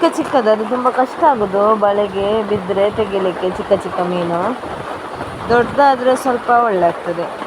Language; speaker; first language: Kannada; non-native, local second language; Tulu